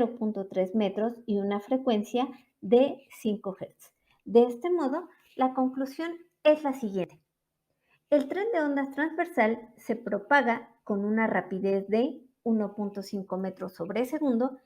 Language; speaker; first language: Spanish; native; Spanish